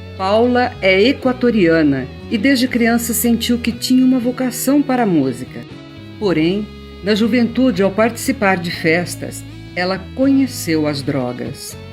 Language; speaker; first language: Portuguese; native; Portuguese